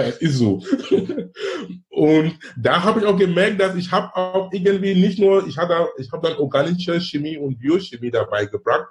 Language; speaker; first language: German; non-native, fluent; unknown